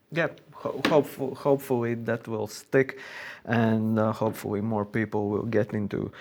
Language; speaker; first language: English; non-native, fluent; Latvian